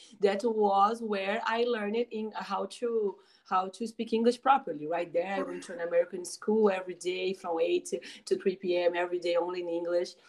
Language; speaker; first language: English; non-native, fluent; Portuguese